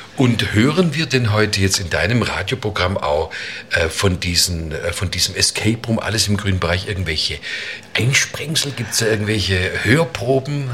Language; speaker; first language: German; native; German